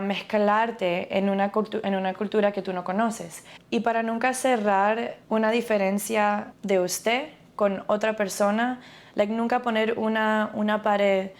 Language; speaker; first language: Spanish; early bilingual, other home language; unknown